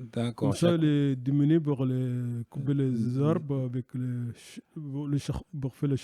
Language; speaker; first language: French; non-native, learner; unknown